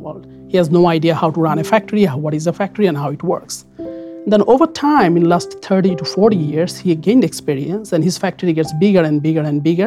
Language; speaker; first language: English; non-native, local second language; Bangla